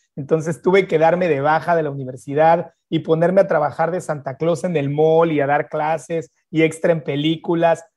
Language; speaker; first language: Spanish; native; Spanish